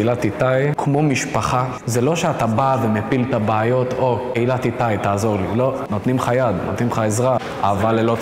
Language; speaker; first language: Hebrew; non-native, fluent; English